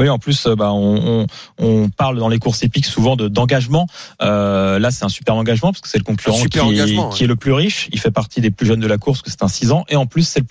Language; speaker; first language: French; native; French